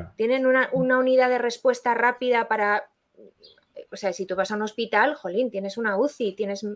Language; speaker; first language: Spanish; native; Spanish